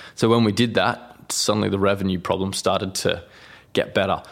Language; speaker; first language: English; native; English